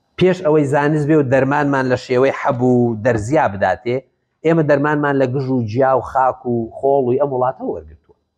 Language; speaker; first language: Central Kurdish; native; Central Kurdish